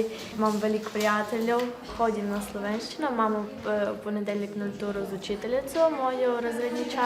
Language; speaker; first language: Slovenian; non-native, learner; Ukrainian